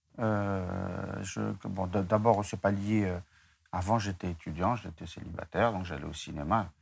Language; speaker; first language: French; non-native, local second language; Arabic